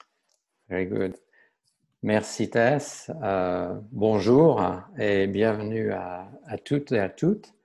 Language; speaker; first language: French; native; French